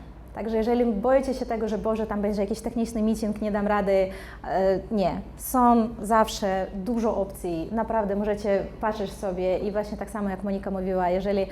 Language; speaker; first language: Polish; non-native, fluent; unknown